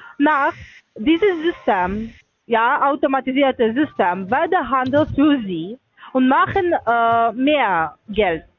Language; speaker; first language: German; non-native, learner; Russian